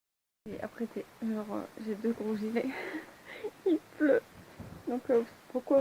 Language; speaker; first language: French; native; French